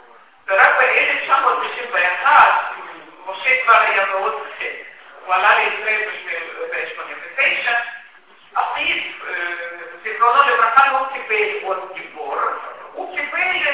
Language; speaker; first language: Hebrew; non-native, fluent; Russian